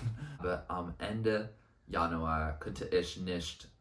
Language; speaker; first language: German; non-native, learner; English